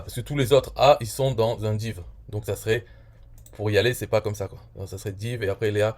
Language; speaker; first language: French; native; French